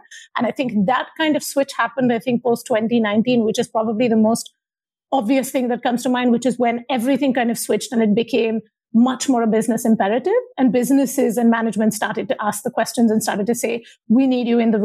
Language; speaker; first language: English; non-native, local second language; Hindi